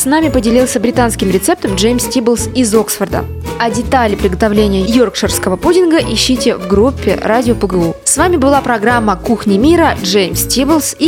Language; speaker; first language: Russian; native; Russian